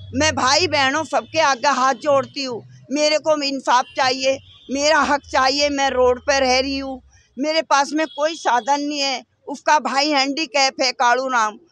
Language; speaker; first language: Hindi; native; Hindi